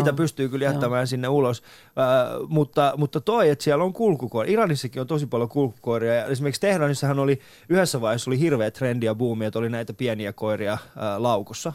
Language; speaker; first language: Finnish; early bilingual, other home language; Persian